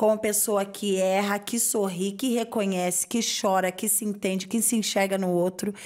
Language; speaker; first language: Portuguese; native; Portuguese